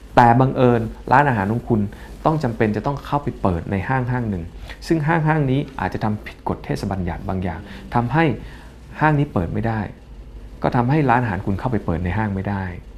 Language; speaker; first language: Thai; native; Thai